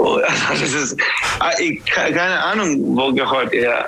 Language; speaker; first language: German; non-native, learner; English